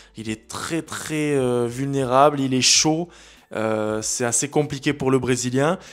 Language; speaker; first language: French; native; French